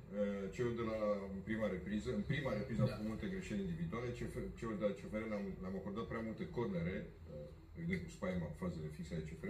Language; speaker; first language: Romanian; native; Romanian